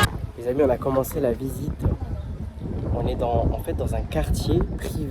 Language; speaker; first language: French; native; French